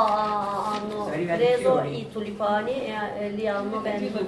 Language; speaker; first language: Italian; non-native, learner; Turkish